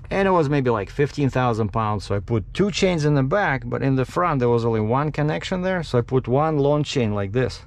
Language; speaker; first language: English; native; English